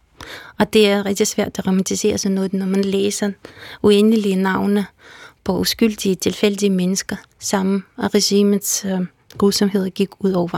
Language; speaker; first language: Danish; non-native, fluent; Russian